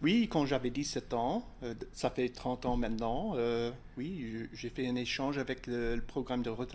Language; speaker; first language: French; non-native, fluent; English